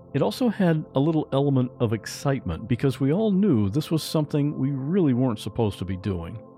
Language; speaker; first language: English; native; English